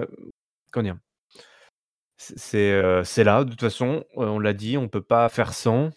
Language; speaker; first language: French; native; French